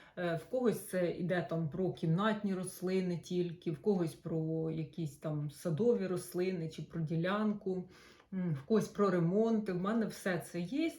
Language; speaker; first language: Ukrainian; non-native, local second language; Russian